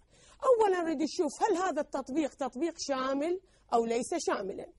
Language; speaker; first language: Arabic; native; Arabic